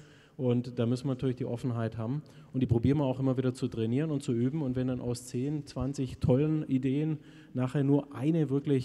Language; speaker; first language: German; native; German